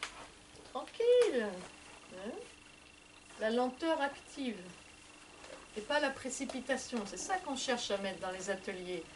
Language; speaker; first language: French; native; French